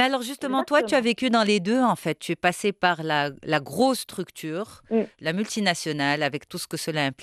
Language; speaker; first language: French; non-native, local second language; Arabic